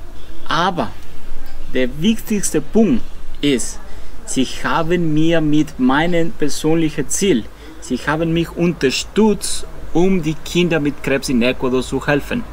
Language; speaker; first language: German; non-native, fluent; Spanish